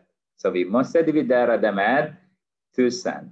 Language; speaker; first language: Swedish; non-native, fluent; Arabic